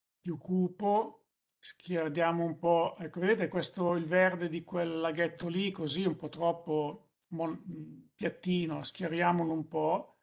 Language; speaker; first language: Italian; native; Italian